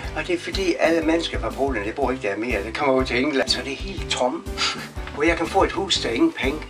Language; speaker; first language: Danish; non-native, learner; Polish